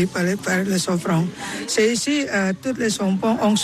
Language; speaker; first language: French; non-native, learner; Indonesian